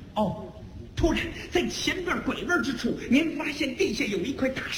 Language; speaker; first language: Chinese; native; Chinese